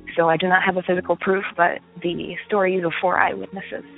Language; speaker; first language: English; non-native, fluent; Ukrainian